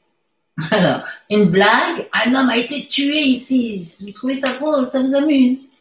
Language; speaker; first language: French; native; French